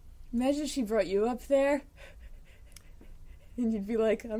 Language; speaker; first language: English; native; English